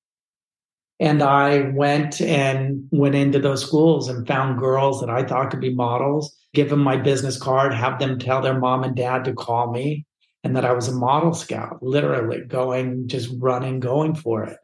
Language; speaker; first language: English; native; English